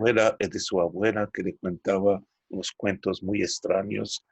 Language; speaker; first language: Spanish; non-native, fluent; Turkish